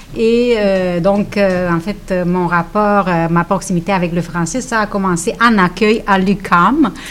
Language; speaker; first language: French; non-native, fluent; Romanian